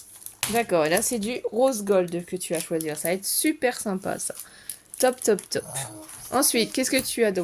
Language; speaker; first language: French; native; French